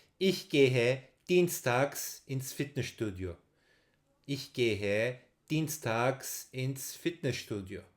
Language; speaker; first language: German; non-native, fluent; Turkish